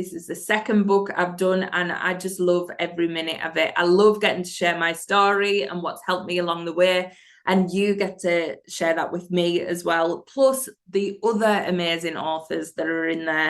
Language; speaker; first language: English; native; English